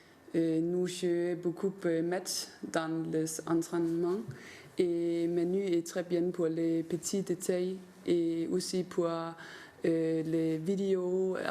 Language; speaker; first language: French; non-native, learner; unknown